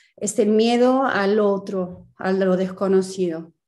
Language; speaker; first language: Spanish; native; Spanish